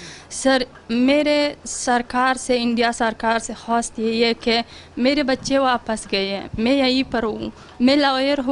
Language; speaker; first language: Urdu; non-native, learner; Pashto